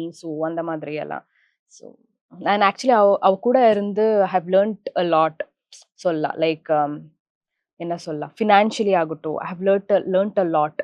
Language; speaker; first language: Tamil; non-native, local second language; Kannada